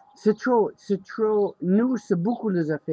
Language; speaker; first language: French; non-native, learner; English